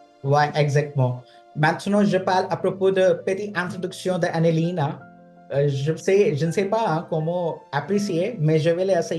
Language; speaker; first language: French; non-native, fluent; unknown